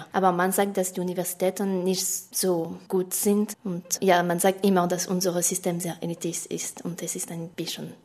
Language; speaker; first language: German; non-native, fluent; French